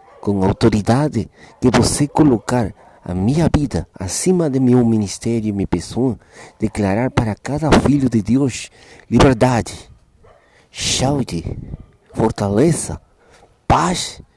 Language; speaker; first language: Portuguese; non-native, learner; Spanish